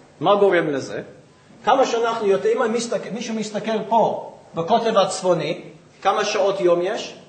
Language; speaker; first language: Hebrew; non-native, fluent; English